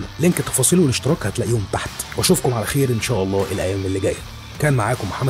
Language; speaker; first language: Arabic; native; Arabic